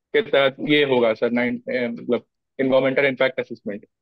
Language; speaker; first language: Hindi; native; Hindi